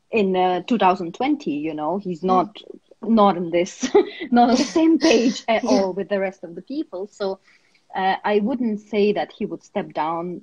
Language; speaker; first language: English; non-native, fluent; Russian